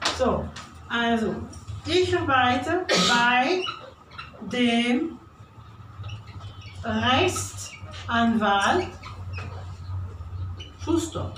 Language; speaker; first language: German; non-native, fluent; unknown